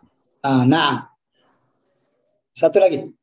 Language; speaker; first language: Indonesian; native; Indonesian